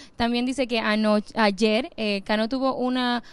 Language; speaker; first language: Spanish; native; Spanish